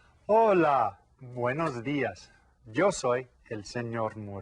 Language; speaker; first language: Spanish; non-native, fluent; English